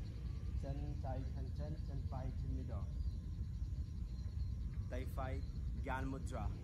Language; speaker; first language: Vietnamese; non-native, learner; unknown